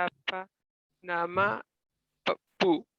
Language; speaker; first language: Indonesian; non-native, learner; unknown